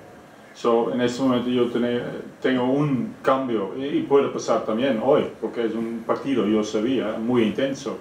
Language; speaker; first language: Spanish; non-native, fluent; Dutch